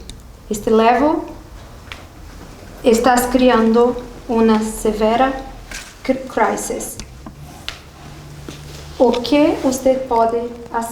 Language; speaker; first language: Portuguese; non-native, learner; Spanish